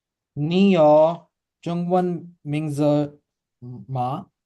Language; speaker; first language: Chinese; non-native, learner; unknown